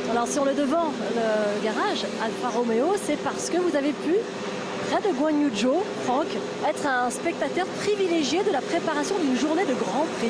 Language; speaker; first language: French; native; French